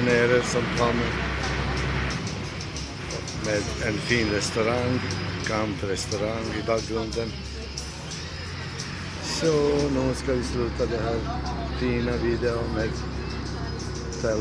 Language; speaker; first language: Swedish; non-native, fluent; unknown